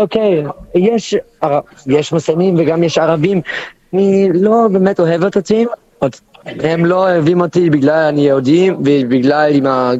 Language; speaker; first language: Hebrew; non-native, learner; German